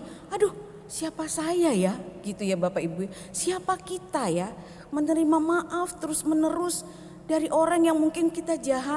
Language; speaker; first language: Indonesian; native; Indonesian